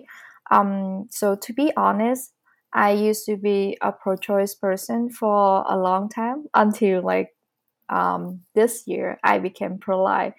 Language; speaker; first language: English; non-native, fluent; Vietnamese